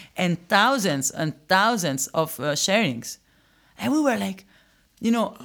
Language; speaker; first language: English; non-native, fluent; Italian